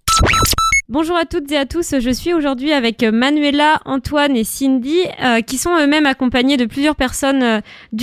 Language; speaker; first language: French; native; French